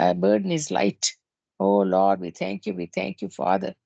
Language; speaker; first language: English; non-native, local second language; Tamil